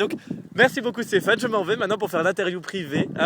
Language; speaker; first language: French; native; French